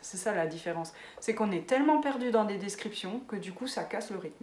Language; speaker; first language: French; native; French